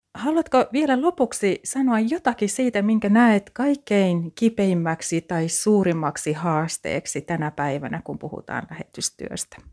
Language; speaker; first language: Finnish; native; Finnish